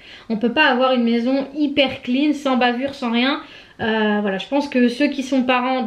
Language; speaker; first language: French; native; French